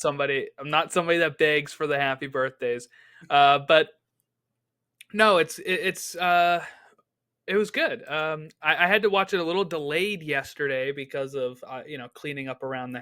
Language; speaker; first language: English; native; English